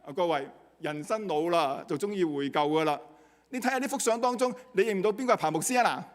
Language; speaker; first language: Cantonese; native; Cantonese